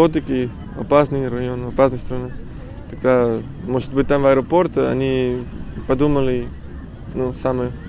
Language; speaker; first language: Russian; non-native, learner; Spanish